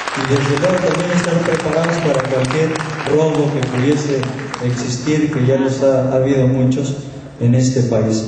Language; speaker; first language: Spanish; native; Spanish